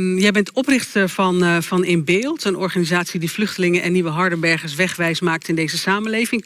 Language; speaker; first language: Dutch; native; Dutch